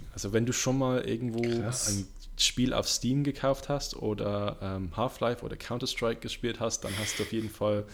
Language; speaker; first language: German; non-native, fluent; English